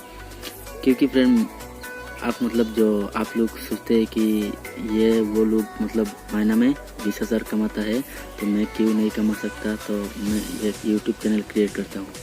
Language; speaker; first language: Hindi; non-native, local second language; Bangla